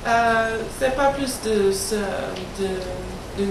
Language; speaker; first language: French; non-native, learner; English